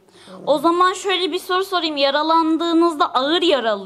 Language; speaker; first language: Turkish; native; Turkish